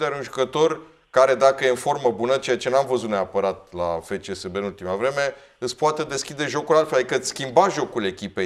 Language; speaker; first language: Romanian; native; Romanian